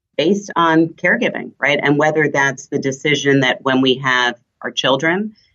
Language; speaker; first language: English; early bilingual, other home language; German